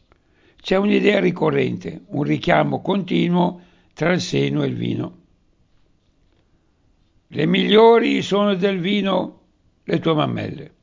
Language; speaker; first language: Italian; native; Italian